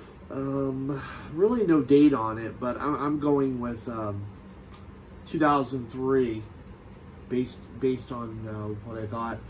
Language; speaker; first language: English; native; English